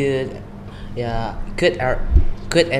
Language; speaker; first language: English; non-native, learner; Indonesian